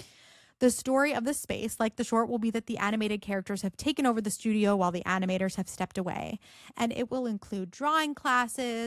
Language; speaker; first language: English; native; English